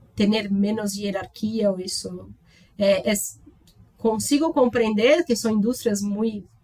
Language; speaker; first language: Spanish; non-native, learner; Portuguese